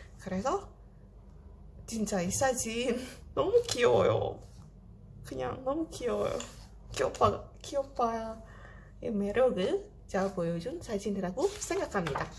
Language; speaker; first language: Korean; non-native, fluent; Indonesian